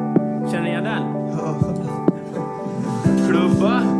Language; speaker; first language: Swedish; native; Swedish